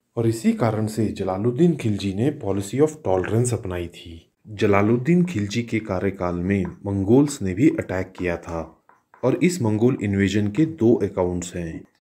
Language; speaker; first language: Hindi; native; Hindi